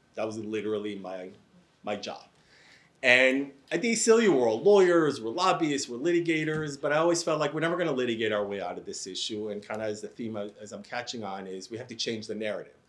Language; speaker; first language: English; native; English